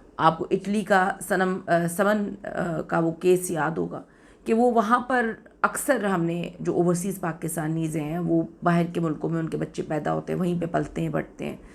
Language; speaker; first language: Urdu; native; Urdu